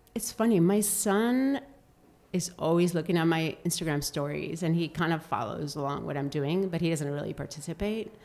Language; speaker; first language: English; non-native, fluent; Spanish